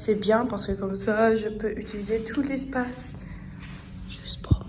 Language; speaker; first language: French; non-native, fluent; English